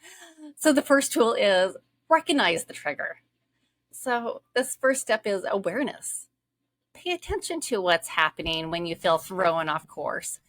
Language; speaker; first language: English; native; English